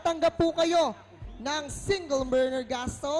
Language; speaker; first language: Filipino; native; Filipino